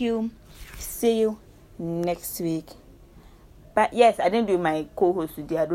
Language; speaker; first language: English; non-native, local second language; Yoruba